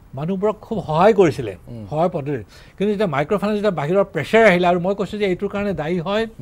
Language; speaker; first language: Assamese; native; Assamese